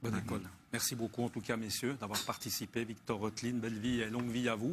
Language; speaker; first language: French; native; French